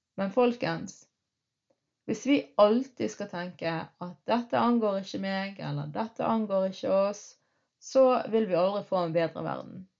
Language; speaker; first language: Norwegian; early bilingual, other home language; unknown